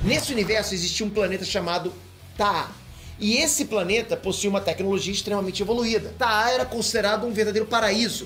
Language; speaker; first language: Portuguese; native; Portuguese